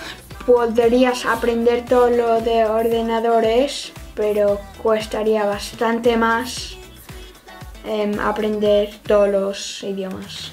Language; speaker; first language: Spanish; early bilingual, heritage; Spanish